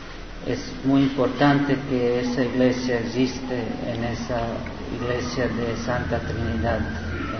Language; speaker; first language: Spanish; non-native, learner; Serbian